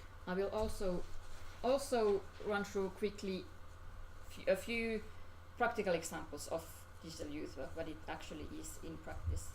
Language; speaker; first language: English; non-native, fluent; Finnish